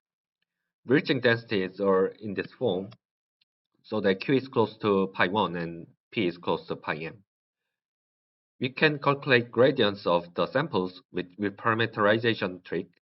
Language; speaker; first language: English; non-native, learner; Korean